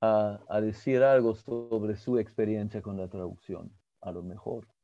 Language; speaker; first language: Spanish; early bilingual, other home language; German